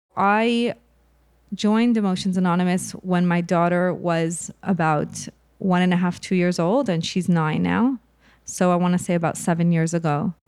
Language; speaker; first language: English; native; English